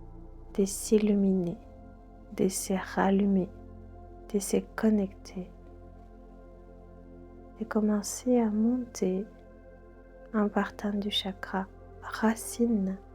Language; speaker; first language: French; non-native, fluent; Spanish